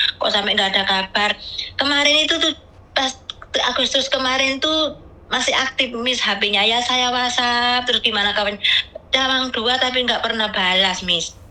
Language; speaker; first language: Indonesian; non-native, local second language; Javanese